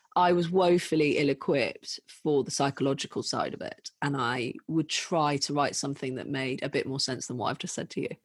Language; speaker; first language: English; native; English